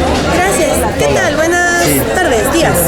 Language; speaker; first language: Spanish; native; Spanish